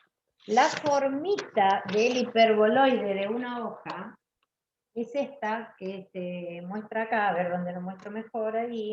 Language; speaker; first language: Spanish; native; Spanish